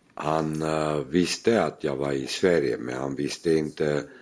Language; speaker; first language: Swedish; non-native, fluent; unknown